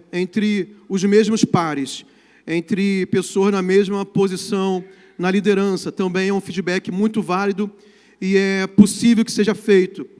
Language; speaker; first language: Portuguese; native; Portuguese